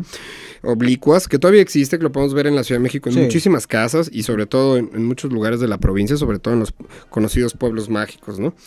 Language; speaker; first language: Spanish; native; Spanish